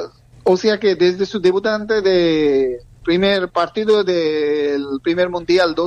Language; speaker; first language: Spanish; non-native, learner; Bangla